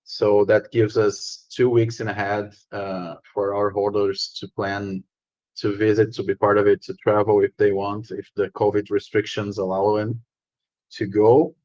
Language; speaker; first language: English; non-native, fluent; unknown